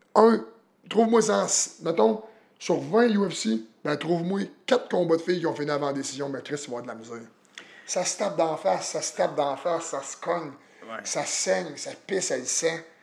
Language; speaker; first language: French; native; French